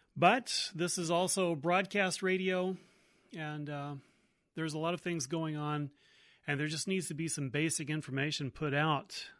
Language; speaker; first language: English; native; English